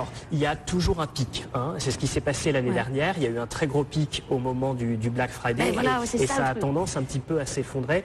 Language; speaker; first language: French; native; French